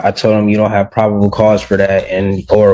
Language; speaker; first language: English; native; English